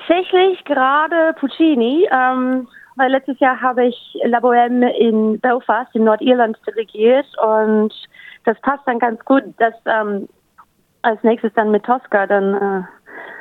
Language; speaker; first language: German; native; German